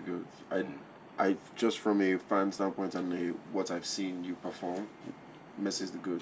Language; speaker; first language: English; non-native, local second language; Yoruba